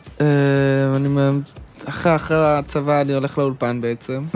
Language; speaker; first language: Hebrew; native; Hebrew